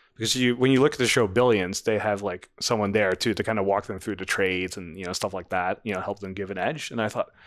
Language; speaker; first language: English; non-native, fluent; Dutch